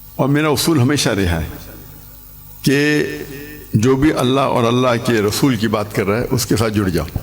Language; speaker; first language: Urdu; non-native, local second language; English